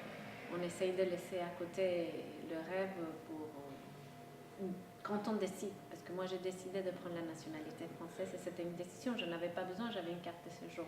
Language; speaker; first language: French; non-native, local second language; Spanish